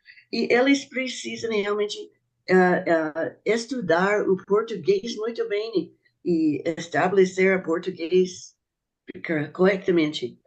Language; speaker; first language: Portuguese; non-native, fluent; English